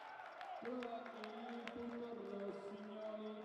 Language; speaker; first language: Italian; native; Italian